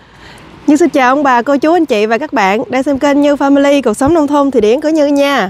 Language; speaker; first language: Vietnamese; native; Vietnamese